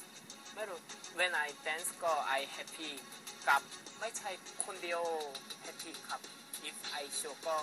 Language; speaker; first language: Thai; non-native, learner; Korean